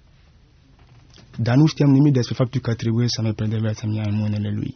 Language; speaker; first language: Romanian; non-native, fluent; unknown